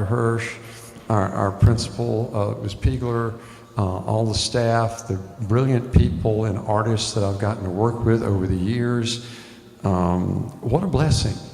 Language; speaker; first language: English; native; English